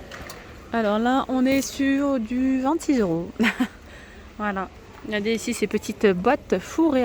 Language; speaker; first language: French; native; French